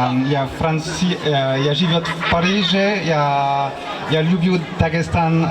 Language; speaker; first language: Russian; non-native, learner; French